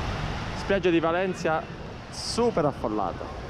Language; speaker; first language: Italian; native; Italian